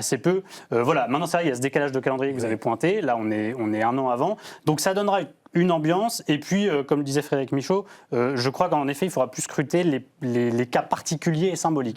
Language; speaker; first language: French; native; French